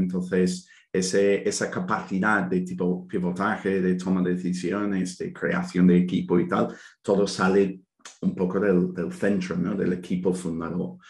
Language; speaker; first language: Spanish; non-native, fluent; English